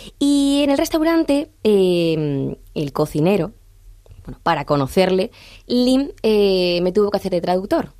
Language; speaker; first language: Spanish; native; Spanish